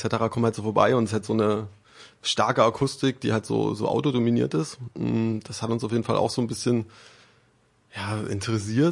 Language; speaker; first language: German; native; German